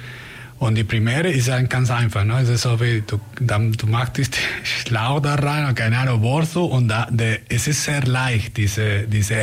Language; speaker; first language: German; non-native, fluent; Spanish